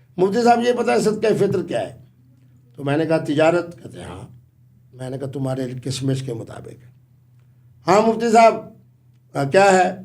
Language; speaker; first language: Urdu; non-native, local second language; Punjabi